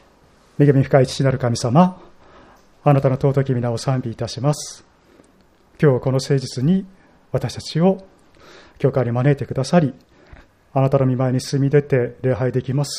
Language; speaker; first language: Japanese; native; Japanese